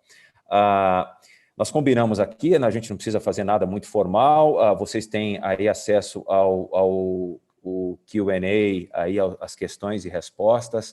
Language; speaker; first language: Portuguese; native; Portuguese